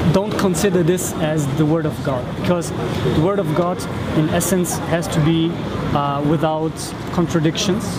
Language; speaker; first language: English; non-native, fluent; German